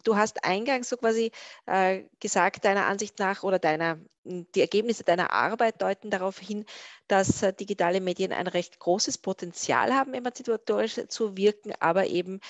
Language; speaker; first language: German; native; German